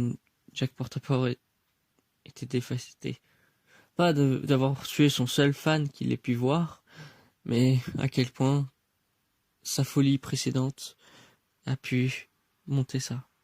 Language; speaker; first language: French; native; French